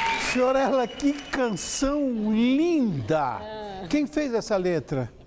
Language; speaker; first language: Portuguese; native; Portuguese